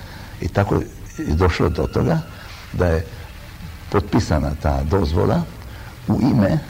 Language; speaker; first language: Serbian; early bilingual, heritage; Croatian